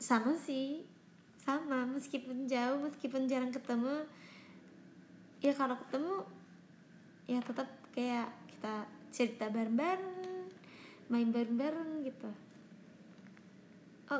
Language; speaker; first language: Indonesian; non-native, fluent; Japanese